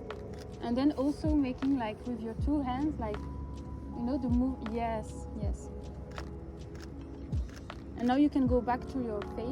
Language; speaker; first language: English; non-native, fluent; French